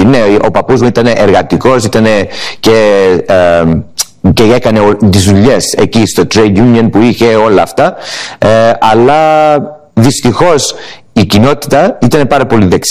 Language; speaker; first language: Greek; early bilingual, heritage; English